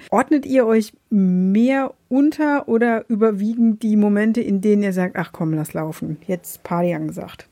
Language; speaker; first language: German; native; German